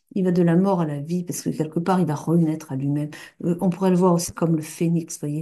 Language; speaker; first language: French; native; French